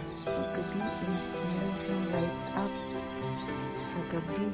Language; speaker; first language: Filipino; non-native, local second language; Cebuano